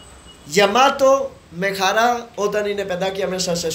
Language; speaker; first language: Greek; non-native, learner; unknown